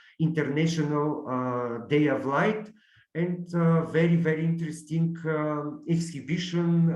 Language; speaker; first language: English; non-native, learner; Bulgarian